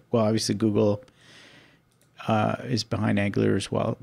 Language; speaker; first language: English; native; English